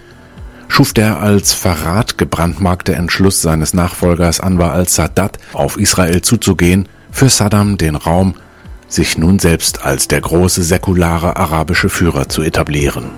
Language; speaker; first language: German; native; German